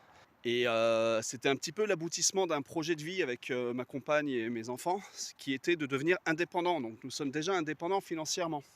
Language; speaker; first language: French; native; French